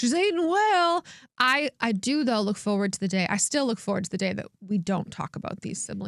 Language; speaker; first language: English; native; English